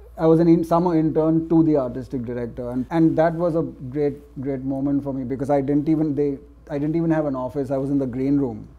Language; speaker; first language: English; non-native, local second language; Gujarati